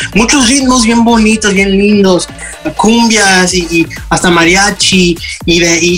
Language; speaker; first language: Spanish; early bilingual, heritage; Spanish